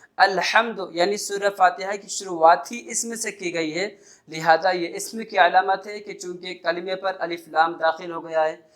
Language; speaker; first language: Urdu; native; Urdu